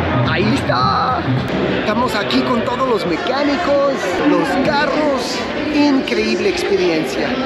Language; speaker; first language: Spanish; non-native, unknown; English